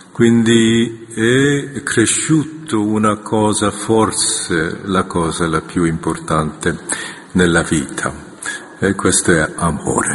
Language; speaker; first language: Italian; non-native, fluent; Korean